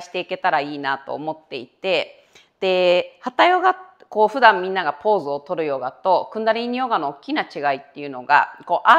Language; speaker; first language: Japanese; native; Japanese